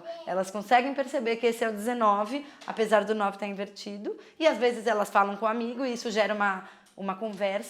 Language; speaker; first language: Portuguese; native; Portuguese